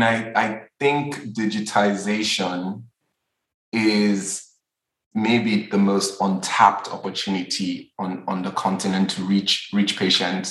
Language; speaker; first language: English; non-native, local second language; Yoruba